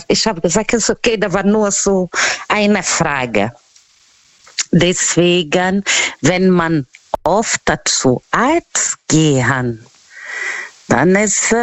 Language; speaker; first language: German; non-native, fluent; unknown